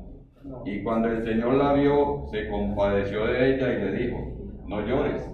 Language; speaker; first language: Spanish; native; Spanish